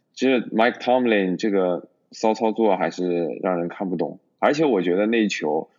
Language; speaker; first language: Chinese; native; Chinese